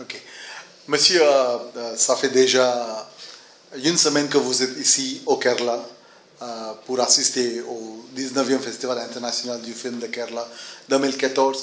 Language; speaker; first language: French; non-native, fluent; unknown